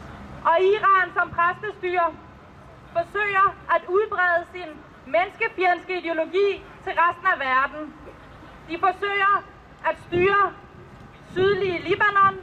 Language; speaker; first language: Danish; early bilingual, other home language; Persian